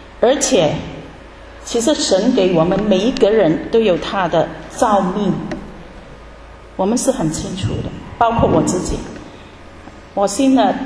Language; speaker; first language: Chinese; non-native, local second language; Cantonese